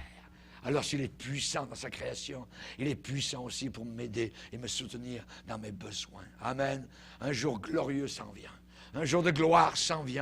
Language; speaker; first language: French; native; French